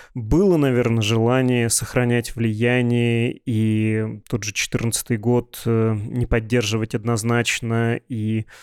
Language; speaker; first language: Russian; native; Russian